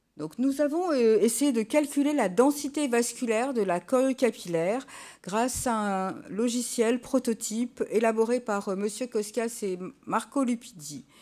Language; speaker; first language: French; native; French